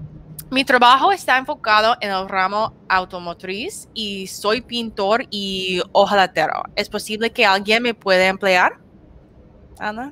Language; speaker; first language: Spanish; non-native, learner; English